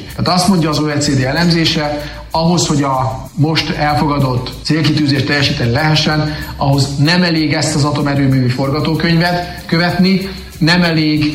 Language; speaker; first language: Hungarian; native; Hungarian